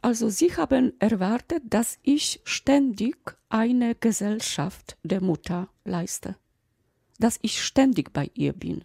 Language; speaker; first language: German; non-native, fluent; Polish